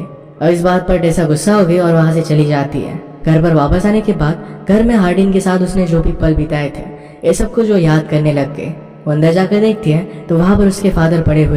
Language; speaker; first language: Hindi; native; Hindi